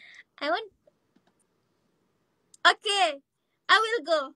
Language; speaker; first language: English; non-native, learner; Indonesian